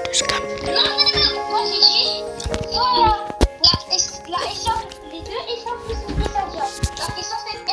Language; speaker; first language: French; non-native, learner; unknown